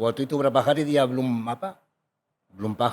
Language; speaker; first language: Indonesian; non-native, fluent; Spanish